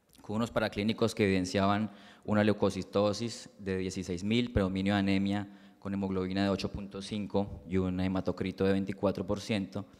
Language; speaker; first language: Spanish; native; Spanish